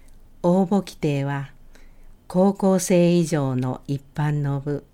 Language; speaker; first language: Japanese; native; Japanese